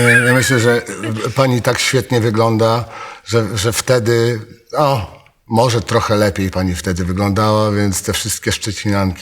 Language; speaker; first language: Polish; native; Polish